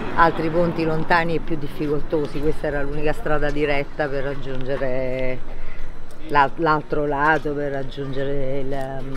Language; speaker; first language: Italian; native; Italian